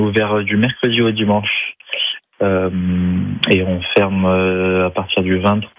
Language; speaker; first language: French; native; French